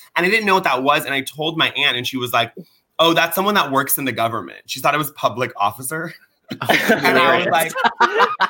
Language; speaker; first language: English; early bilingual, other home language; Persian